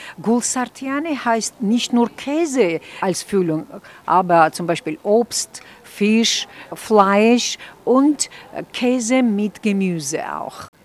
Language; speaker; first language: German; non-native, fluent; Georgian